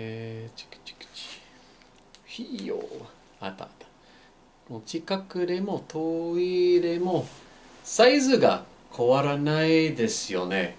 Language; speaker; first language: Japanese; non-native, fluent; English